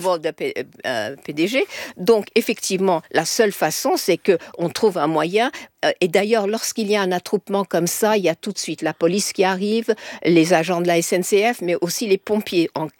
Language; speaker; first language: French; native; French